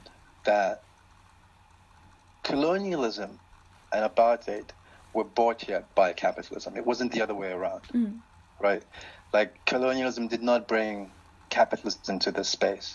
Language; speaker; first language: English; non-native, local second language; Xhosa